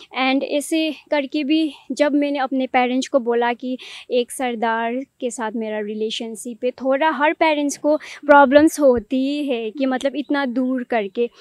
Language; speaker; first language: Hindi; non-native, local second language; Nepali